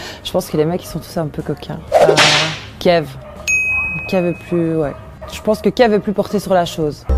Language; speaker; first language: French; non-native, learner; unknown